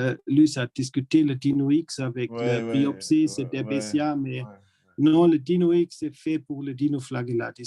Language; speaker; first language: French; non-native, learner; German